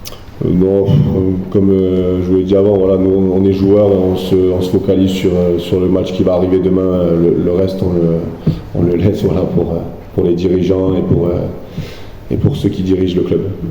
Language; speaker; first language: French; native; French